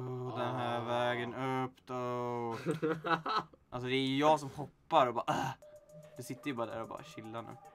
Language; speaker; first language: Swedish; native; Swedish